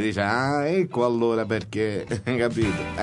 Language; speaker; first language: Italian; native; Italian